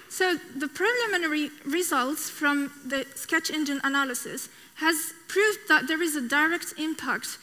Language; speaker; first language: English; non-native, fluent; Arabic